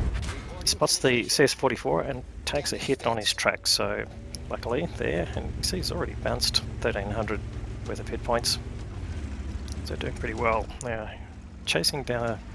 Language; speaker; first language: English; native; English